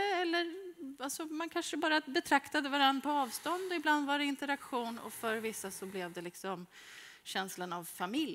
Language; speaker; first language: Swedish; native; Swedish